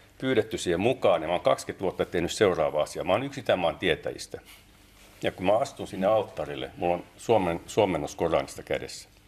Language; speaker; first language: Finnish; non-native, local second language; Tatar